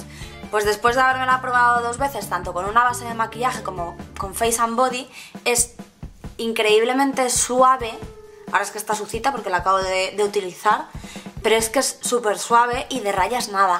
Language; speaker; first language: Spanish; native; Spanish